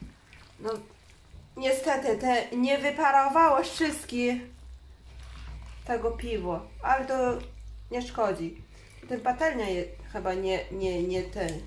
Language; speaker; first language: Polish; non-native, learner; Chinese